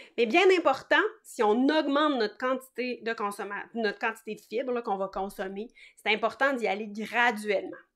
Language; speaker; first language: French; native; French